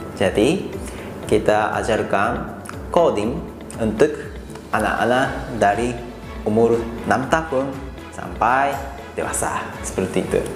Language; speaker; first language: Indonesian; non-native, fluent; Japanese